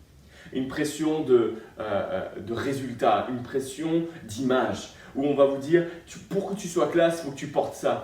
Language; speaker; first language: French; native; French